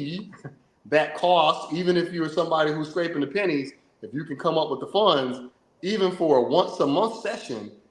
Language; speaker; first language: English; native; English